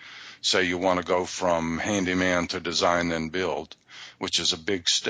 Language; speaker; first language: English; native; English